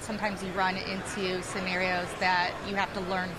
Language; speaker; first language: English; native; English